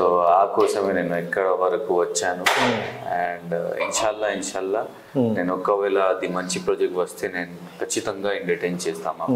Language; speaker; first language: Telugu; non-native, learner; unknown